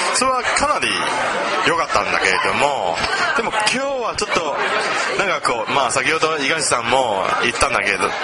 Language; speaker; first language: Japanese; non-native, fluent; Chinese